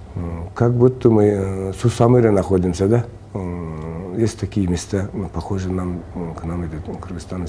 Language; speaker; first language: Russian; non-native, local second language; Kyrgyz